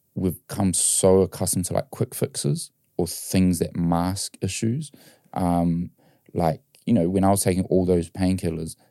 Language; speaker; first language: English; native; English